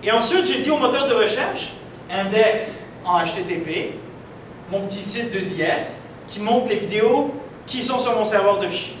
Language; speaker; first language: French; native; French